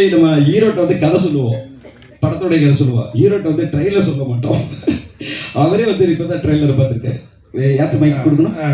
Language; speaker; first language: Tamil; native; Tamil